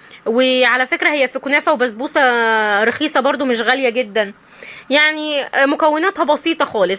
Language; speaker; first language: Arabic; native; Arabic